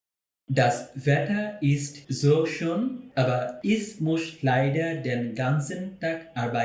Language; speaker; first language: German; non-native, fluent; Bangla